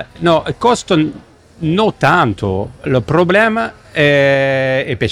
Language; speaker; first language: Italian; non-native, learner; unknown